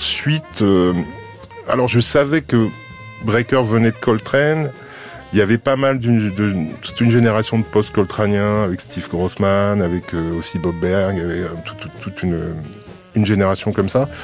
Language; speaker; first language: French; native; French